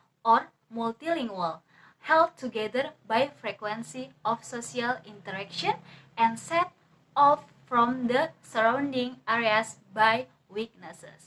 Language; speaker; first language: English; non-native, learner; Indonesian